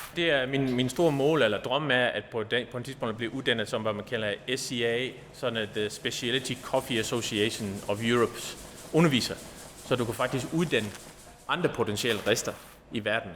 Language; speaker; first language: Danish; non-native, fluent; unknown